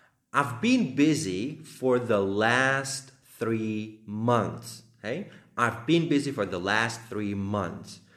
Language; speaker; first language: English; non-native, fluent; Slovak